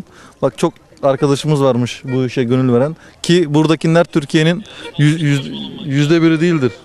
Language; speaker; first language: Turkish; native; Turkish